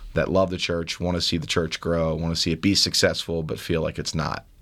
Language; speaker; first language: English; native; English